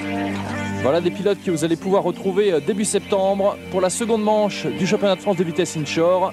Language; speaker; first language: French; native; French